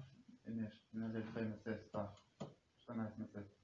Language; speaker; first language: Slovenian; non-native, local second language; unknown